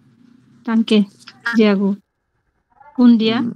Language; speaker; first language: German; non-native, learner; Bangla